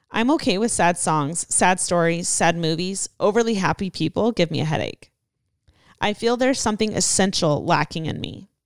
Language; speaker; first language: English; native; English